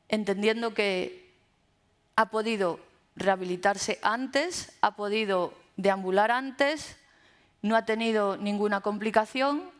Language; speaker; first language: Spanish; native; Spanish